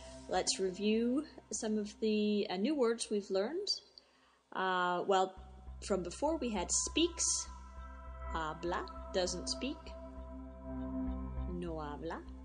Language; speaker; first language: English; native; English